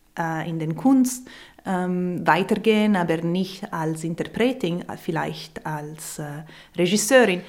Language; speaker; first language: German; non-native, local second language; Italian